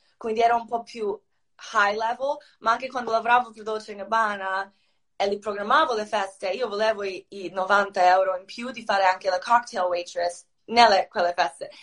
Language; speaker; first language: Italian; non-native, fluent; Croatian